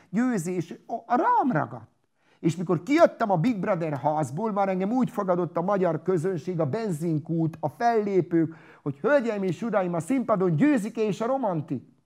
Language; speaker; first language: Hungarian; non-native, local second language; Romany